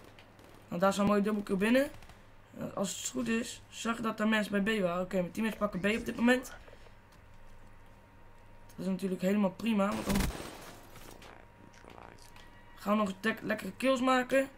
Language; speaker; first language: Dutch; native; Dutch